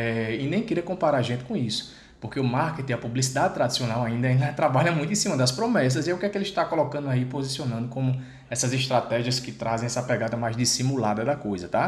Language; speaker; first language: Portuguese; native; Portuguese